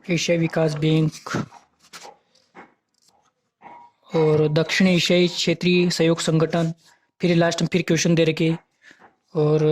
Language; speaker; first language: Hindi; native; Hindi